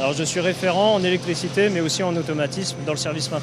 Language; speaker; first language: French; native; French